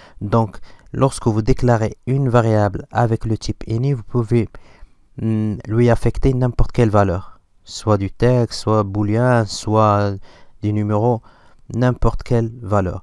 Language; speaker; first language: French; non-native, local second language; Arabic